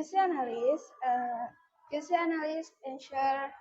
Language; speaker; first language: English; non-native, learner; Indonesian